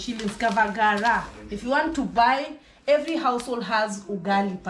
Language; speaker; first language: English; non-native, local second language; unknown